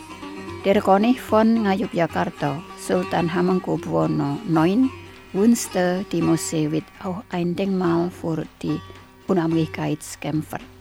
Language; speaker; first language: German; non-native, fluent; Indonesian